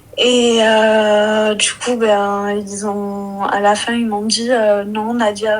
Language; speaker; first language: French; early bilingual, other home language; Arabic